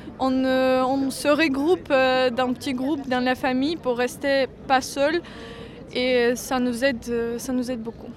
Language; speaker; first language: French; non-native, fluent; Ukrainian